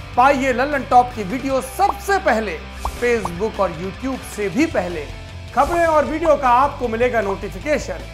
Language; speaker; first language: Hindi; native; Hindi